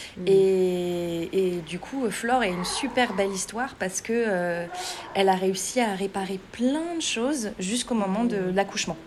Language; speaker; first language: French; native; French